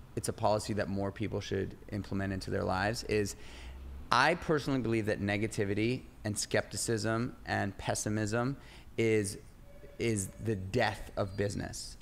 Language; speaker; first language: English; native; English